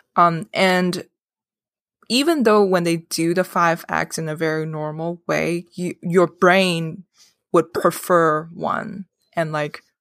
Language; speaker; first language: English; non-native, local second language; Cantonese